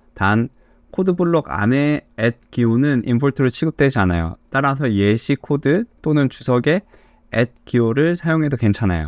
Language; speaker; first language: Korean; native; Korean